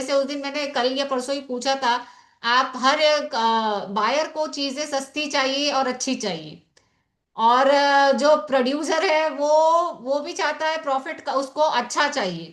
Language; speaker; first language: Hindi; native; Hindi